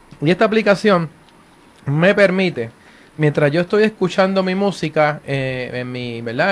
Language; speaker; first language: Spanish; native; Spanish